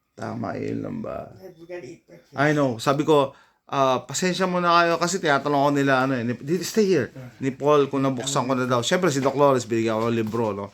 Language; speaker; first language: Filipino; native; Filipino